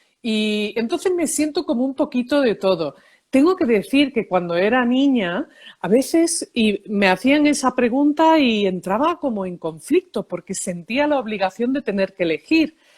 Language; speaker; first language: Spanish; early bilingual, heritage; Spanish